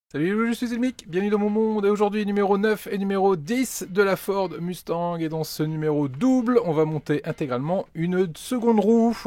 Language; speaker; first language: French; native; French